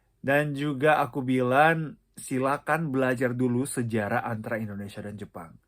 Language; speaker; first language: Indonesian; non-native, fluent; Japanese